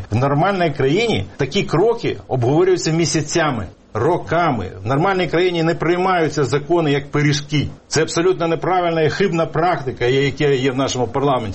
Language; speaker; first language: Ukrainian; native; Ukrainian